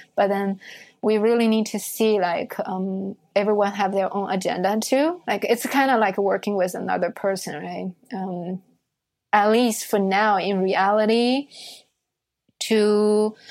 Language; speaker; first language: English; non-native, fluent; Chinese